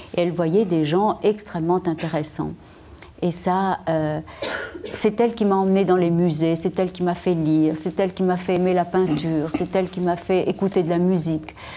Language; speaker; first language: French; non-native, fluent; Spanish